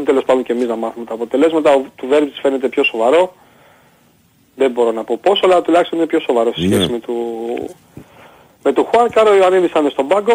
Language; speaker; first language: Greek; native; Greek